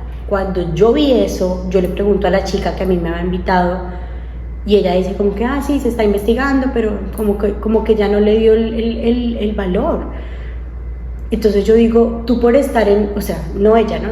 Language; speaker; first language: Spanish; native; Spanish